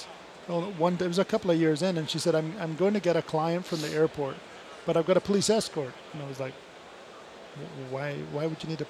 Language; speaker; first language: English; native; English